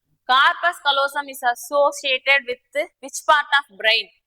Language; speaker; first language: English; non-native, local second language; Tamil